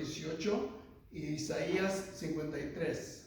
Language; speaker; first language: Spanish; native; Spanish